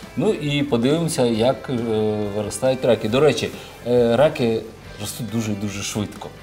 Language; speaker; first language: Ukrainian; native; Ukrainian